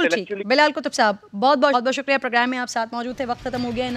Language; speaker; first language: Urdu; native; Urdu